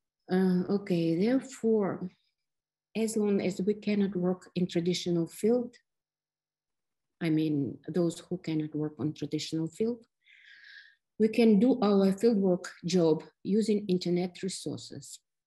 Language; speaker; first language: English; non-native, fluent; Ukrainian